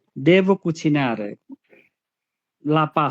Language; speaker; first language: Italian; non-native, learner; Bangla